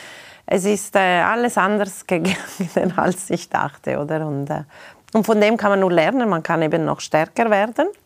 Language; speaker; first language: German; non-native, local second language; Italian